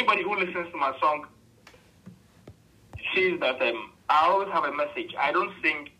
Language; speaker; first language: English; non-native, local second language; Akan